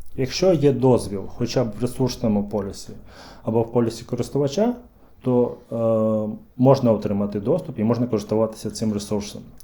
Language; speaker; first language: Ukrainian; native; Ukrainian